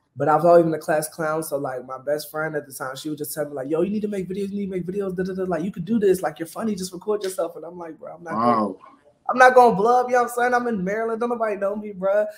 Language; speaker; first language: English; native; English